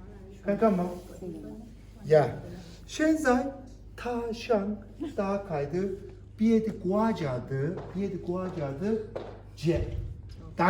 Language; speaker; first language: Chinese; non-native, learner; Turkish